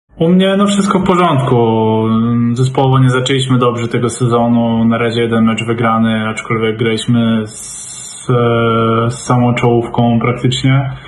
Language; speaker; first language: Polish; native; Polish